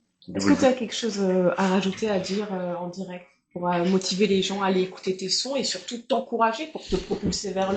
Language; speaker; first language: French; native; French